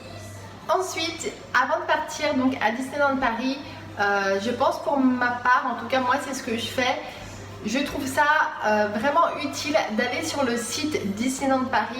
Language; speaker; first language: French; native; French